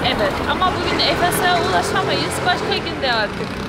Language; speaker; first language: Turkish; non-native, learner; Russian